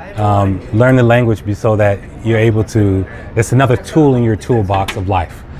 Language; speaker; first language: English; native; English